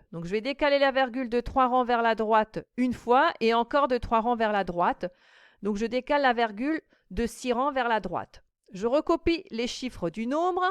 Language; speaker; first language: French; native; French